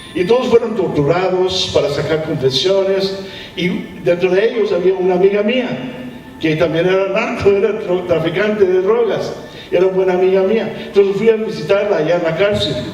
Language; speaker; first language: Spanish; early bilingual, heritage; English